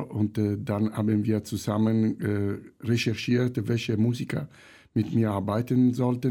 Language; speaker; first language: German; non-native, fluent; Italian